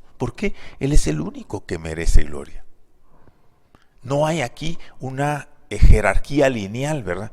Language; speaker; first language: Spanish; native; Spanish